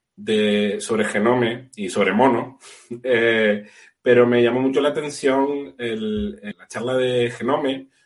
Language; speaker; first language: Spanish; native; Spanish